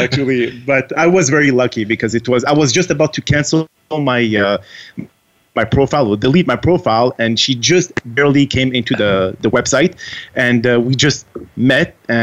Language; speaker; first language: English; non-native, fluent; French